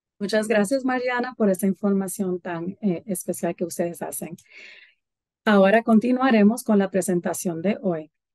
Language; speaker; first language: Spanish; early bilingual, heritage; Spanish